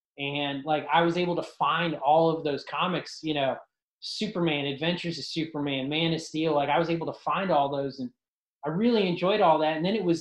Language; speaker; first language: English; native; English